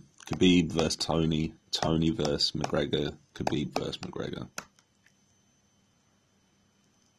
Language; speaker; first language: English; native; English